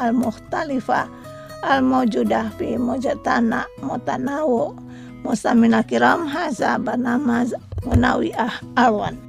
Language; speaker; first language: Arabic; non-native, fluent; Indonesian